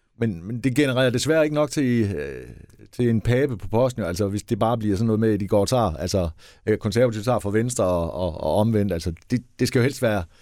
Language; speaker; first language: Danish; native; Danish